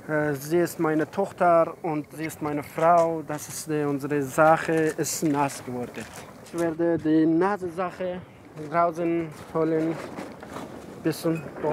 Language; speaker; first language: German; non-native, learner; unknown